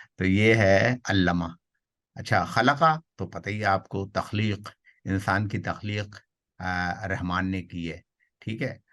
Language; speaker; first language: Urdu; native; Urdu